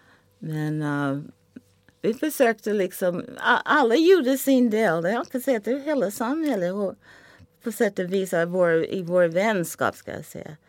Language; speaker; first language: Swedish; non-native, fluent; English